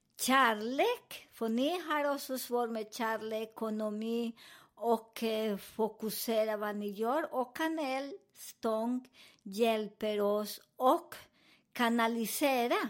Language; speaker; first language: Swedish; non-native, learner; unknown